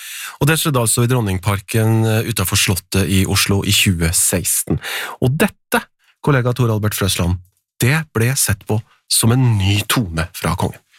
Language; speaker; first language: Norwegian; native; Norwegian